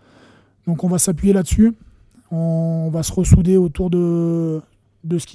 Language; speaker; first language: French; native; French